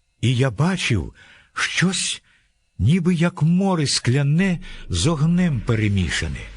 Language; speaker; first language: Ukrainian; native; Ukrainian